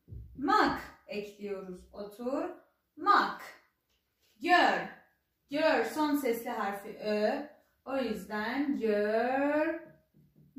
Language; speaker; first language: Turkish; non-native, fluent; Persian